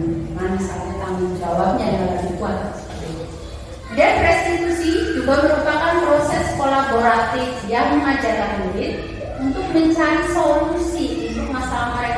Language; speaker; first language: Indonesian; native; Indonesian